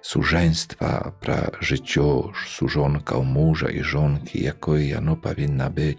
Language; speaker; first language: Polish; non-native, local second language; Belarusian